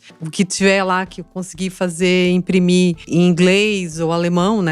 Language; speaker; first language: Portuguese; native; Portuguese